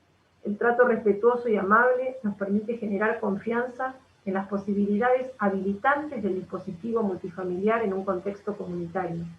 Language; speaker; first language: Spanish; native; Spanish